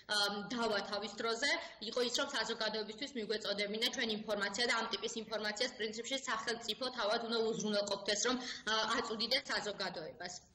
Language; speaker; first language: Georgian; native; Georgian